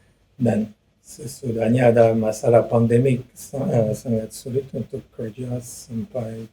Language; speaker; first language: Indonesian; non-native, learner; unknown